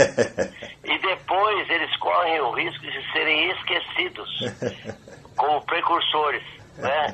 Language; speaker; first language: Portuguese; native; Portuguese